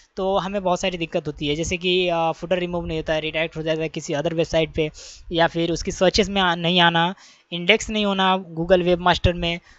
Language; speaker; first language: Hindi; native; Hindi